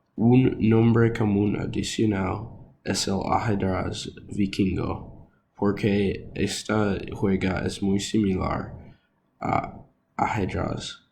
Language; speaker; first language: Spanish; non-native, learner; English